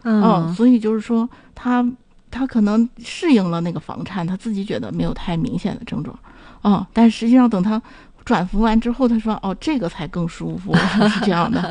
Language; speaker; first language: Chinese; native; Chinese